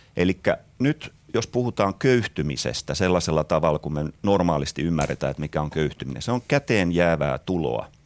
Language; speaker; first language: Finnish; native; Finnish